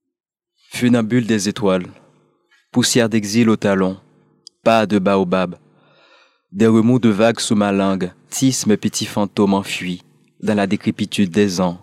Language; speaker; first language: French; non-native, local second language; Haitian Creole